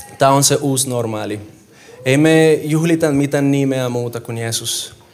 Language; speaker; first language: Finnish; non-native, fluent; Spanish